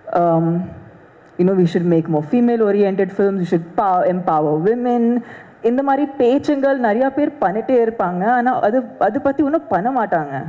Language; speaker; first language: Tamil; non-native, learner; Hindi